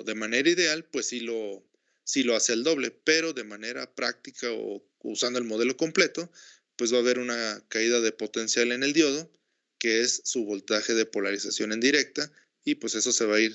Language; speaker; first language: Spanish; native; Spanish